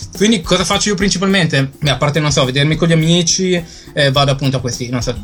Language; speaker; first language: Italian; native; Italian